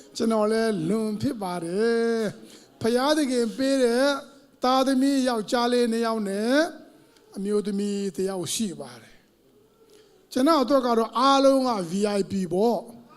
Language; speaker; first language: Burmese; non-native, local second language; Tedim Chin